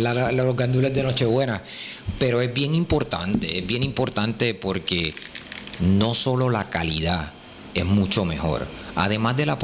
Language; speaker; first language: Spanish; native; Spanish